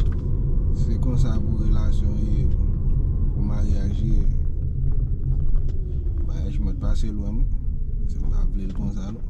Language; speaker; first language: French; non-native, learner; Haitian Creole